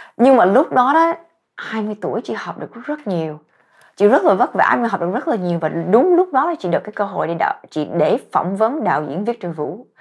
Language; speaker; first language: Vietnamese; early bilingual, heritage; Vietnamese